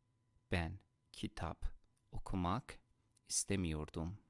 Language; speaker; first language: Turkish; non-native, fluent; Persian